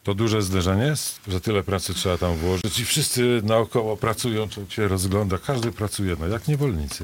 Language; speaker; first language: Polish; native; Polish